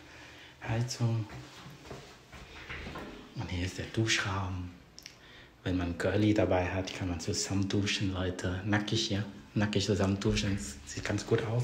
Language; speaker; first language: German; non-native, fluent; Vietnamese